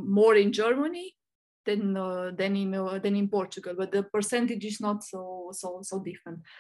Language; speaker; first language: English; non-native, fluent; Romanian